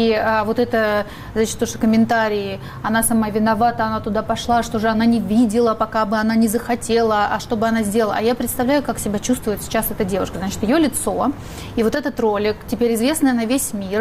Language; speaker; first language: Russian; native; Russian